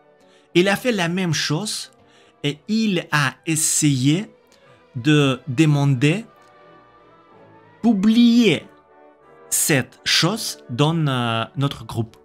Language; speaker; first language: French; non-native, learner; Russian